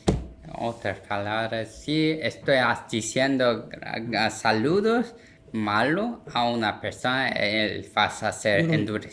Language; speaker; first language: Spanish; non-native, learner; Korean